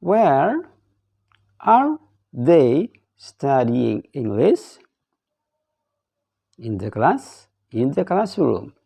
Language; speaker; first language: English; non-native, fluent; Indonesian